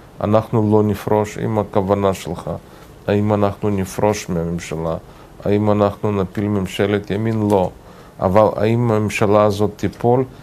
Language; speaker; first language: Hebrew; early bilingual, other home language; Russian